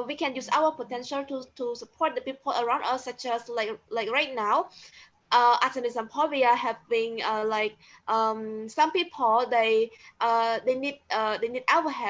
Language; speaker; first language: English; non-native, learner; Khmer